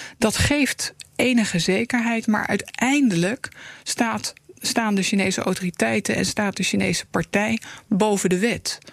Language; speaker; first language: Dutch; native; Dutch